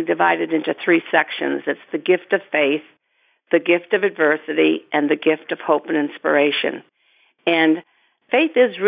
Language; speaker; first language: English; native; English